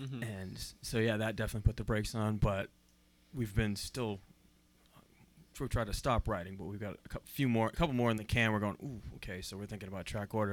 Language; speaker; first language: English; native; English